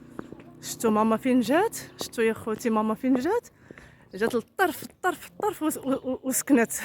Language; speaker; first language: Arabic; native; Arabic